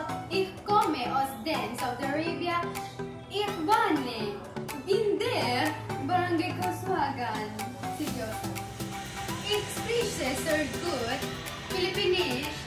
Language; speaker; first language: German; non-native, learner; Filipino